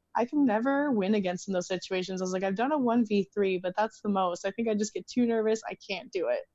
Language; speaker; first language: English; native; English